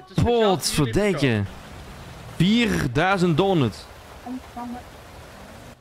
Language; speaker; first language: Dutch; native; Dutch